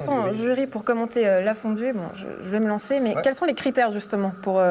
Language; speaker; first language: French; native; French